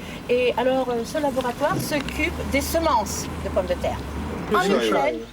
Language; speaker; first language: French; non-native, fluent; Ukrainian